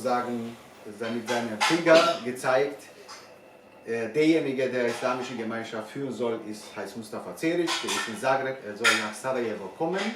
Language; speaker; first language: German; non-native, fluent; Bosnian